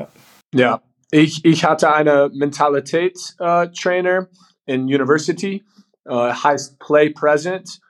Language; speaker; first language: German; non-native, learner; English